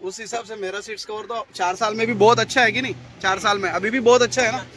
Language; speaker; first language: Hindi; non-native, local second language; Marathi